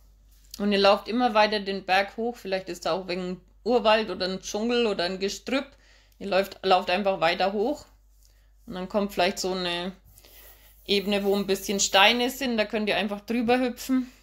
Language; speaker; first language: German; native; German